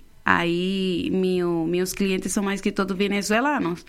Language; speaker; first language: Portuguese; non-native, fluent; Spanish